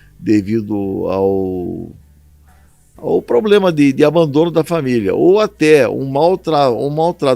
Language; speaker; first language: Portuguese; native; Portuguese